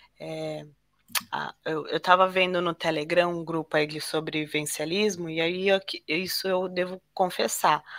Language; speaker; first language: Portuguese; native; Portuguese